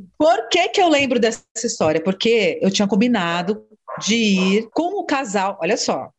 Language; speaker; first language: Portuguese; native; Portuguese